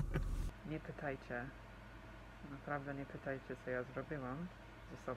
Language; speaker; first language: Polish; non-native, fluent; English